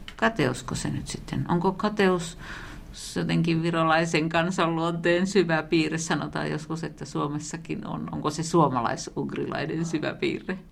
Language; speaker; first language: Finnish; native; Finnish